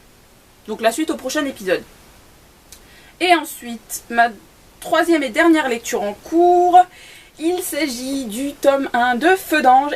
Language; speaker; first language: French; native; French